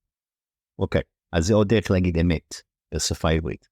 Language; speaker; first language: Hebrew; native; Hebrew